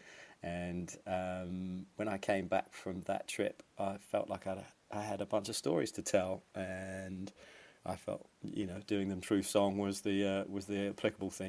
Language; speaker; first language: English; native; English